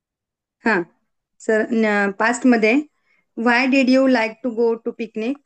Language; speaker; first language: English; non-native, learner; Marathi